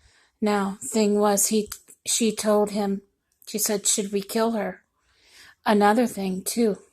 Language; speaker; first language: English; native; English